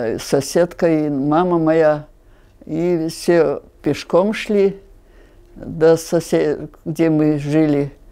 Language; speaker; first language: Russian; non-native, local second language; Finnish